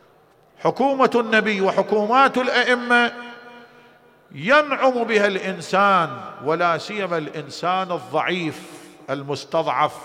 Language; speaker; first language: Arabic; native; Arabic